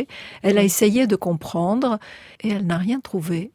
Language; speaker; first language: French; native; French